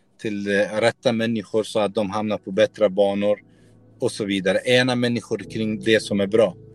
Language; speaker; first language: Swedish; non-native, learner; Arabic